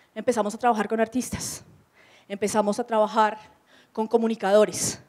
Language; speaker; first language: Spanish; native; Spanish